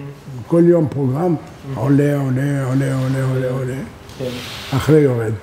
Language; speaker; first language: Hebrew; non-native, learner; French